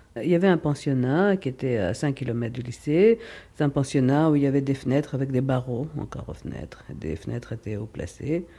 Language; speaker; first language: French; non-native, fluent; Greek